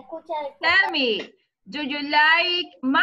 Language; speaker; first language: English; non-native, learner; Spanish